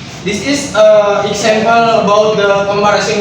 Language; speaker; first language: English; non-native, learner; Indonesian